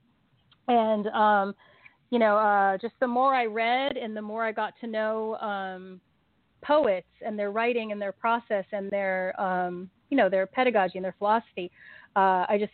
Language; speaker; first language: English; native; English